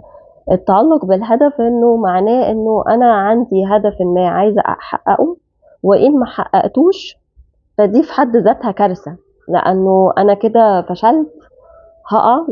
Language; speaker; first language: Arabic; native; Arabic